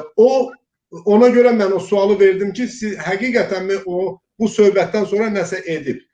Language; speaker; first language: Azerbaijani; non-native, local second language; Talysh